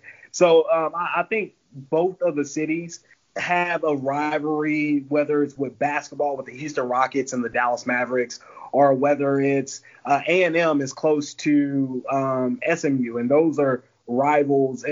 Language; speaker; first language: English; native; English